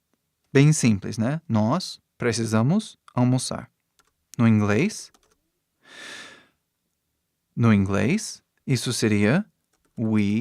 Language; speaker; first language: Portuguese; non-native, fluent; English